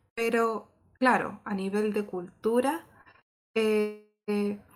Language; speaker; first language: Spanish; native; Spanish